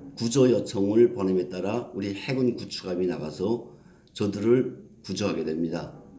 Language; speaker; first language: Korean; native; Korean